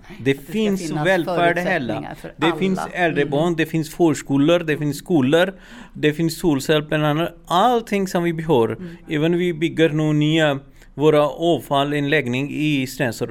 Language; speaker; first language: Swedish; non-native, learner; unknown